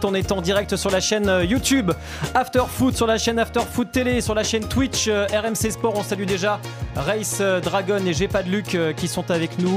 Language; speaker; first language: French; native; French